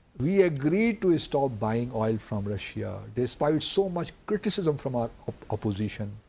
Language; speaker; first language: English; non-native, local second language; Urdu